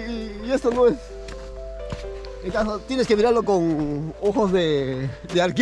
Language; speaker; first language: Spanish; native; Spanish